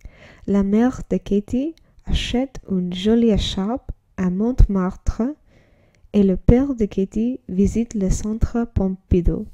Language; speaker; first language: French; non-native, learner; English